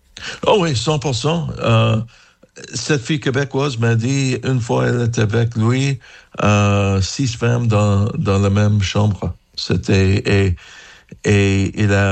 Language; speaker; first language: French; non-native, learner; English